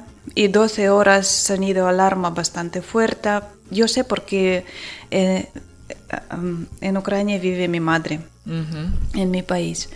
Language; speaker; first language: Spanish; non-native, learner; Ukrainian